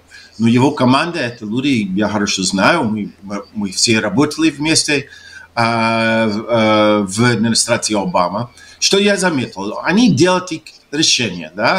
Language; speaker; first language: Russian; non-native, fluent; English